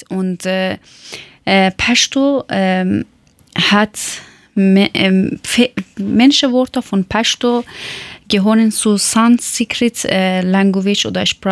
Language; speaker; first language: German; non-native, learner; Persian